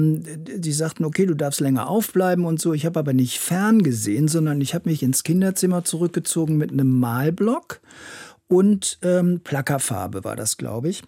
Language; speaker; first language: German; native; German